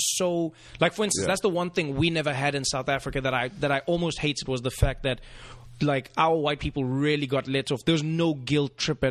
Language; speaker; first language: English; native; English